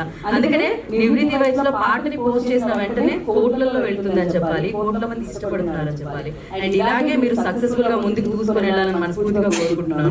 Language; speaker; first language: Telugu; native; Telugu